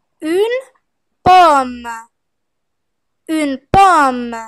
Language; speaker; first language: French; non-native, fluent; Arabic